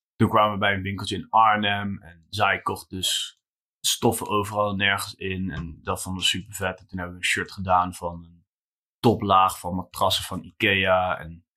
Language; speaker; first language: Dutch; native; Dutch